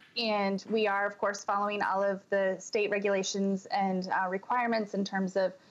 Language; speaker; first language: English; native; English